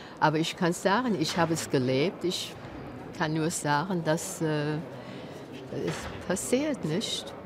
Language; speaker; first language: German; early bilingual, heritage; German